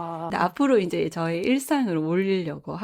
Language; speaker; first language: Korean; native; Korean